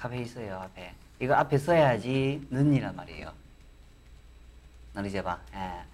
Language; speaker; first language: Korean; non-native, fluent; Chinese